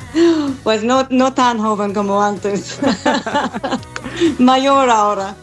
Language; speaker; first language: Spanish; non-native, learner; English